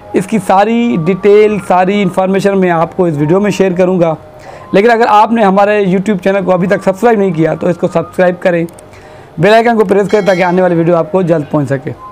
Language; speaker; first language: Urdu; non-native, local second language; Sindhi